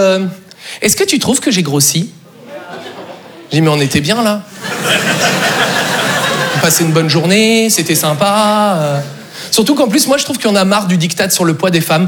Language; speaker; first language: French; native; French